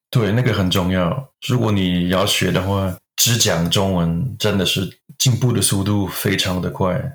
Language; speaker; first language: Chinese; non-native, fluent; French